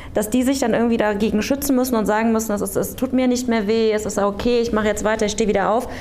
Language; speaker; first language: German; early bilingual, other home language; Korean